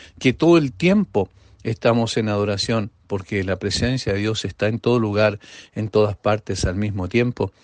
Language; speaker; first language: Spanish; native; Spanish